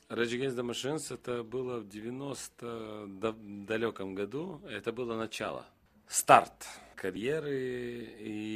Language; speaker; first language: Russian; non-native, local second language; Romanian